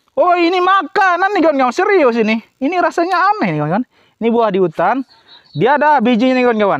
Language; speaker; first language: Indonesian; native; Indonesian